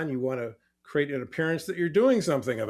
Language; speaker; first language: English; native; English